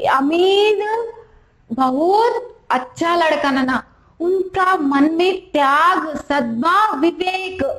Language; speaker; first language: Hindi; non-native, local second language; Telugu